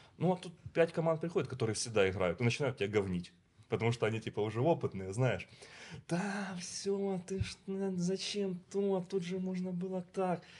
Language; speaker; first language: Russian; native; Russian